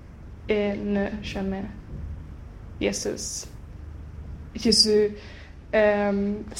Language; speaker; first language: French; non-native, learner; Swedish